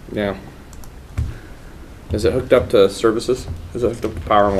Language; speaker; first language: English; native; English